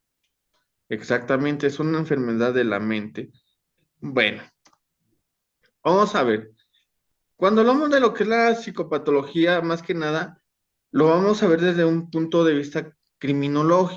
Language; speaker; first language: Spanish; native; Spanish